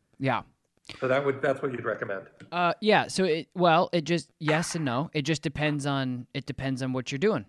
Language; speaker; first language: English; native; English